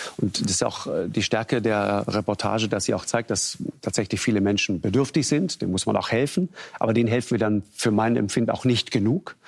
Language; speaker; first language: German; native; German